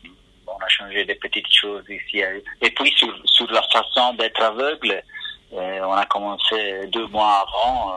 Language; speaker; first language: French; non-native, fluent; Italian